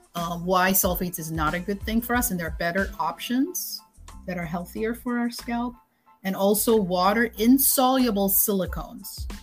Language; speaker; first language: English; non-native, fluent; Dutch